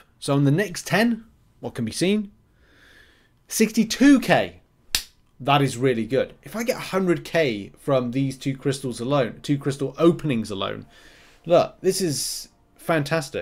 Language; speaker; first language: English; native; English